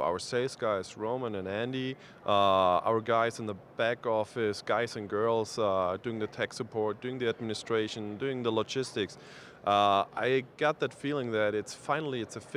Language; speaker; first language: English; non-native, fluent; German